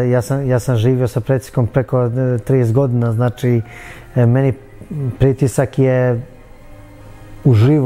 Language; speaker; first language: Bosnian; early bilingual, heritage; Bosnian